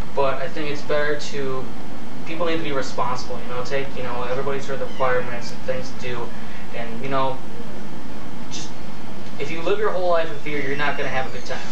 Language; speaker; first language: English; native; English